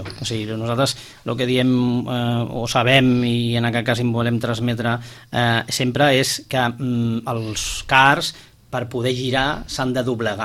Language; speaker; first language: Catalan; non-native, local second language; Spanish